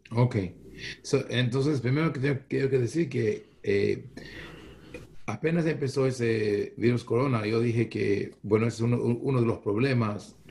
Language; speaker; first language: Spanish; non-native, fluent; Hebrew